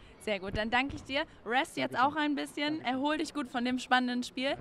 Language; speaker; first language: German; native; German